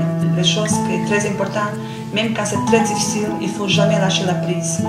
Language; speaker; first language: French; non-native, fluent; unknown